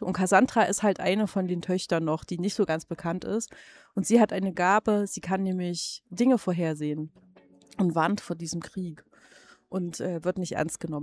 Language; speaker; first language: German; native; German